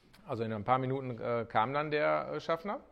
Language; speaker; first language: German; native; German